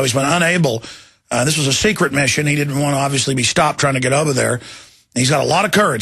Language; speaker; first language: English; native; English